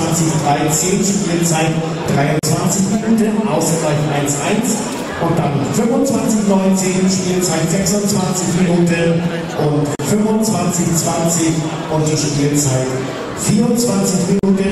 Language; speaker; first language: German; native; German